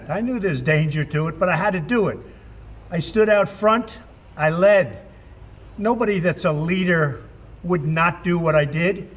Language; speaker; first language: English; native; English